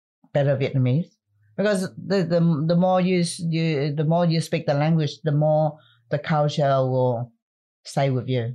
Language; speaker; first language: English; non-native, fluent; Vietnamese